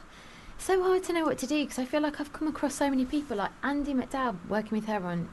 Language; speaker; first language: English; native; English